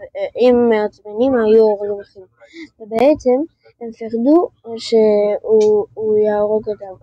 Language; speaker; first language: Hebrew; early bilingual, heritage; French